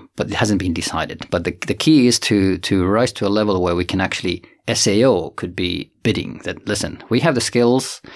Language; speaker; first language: English; non-native, fluent; Finnish